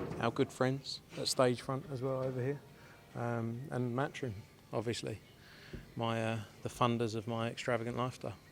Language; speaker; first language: English; native; English